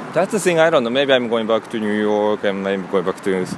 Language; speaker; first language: English; non-native, learner; Japanese